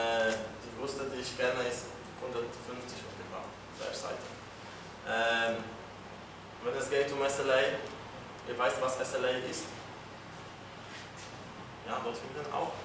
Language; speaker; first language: German; non-native, fluent; Polish